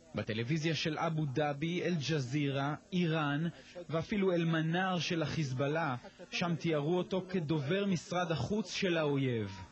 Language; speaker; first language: Hebrew; native; Hebrew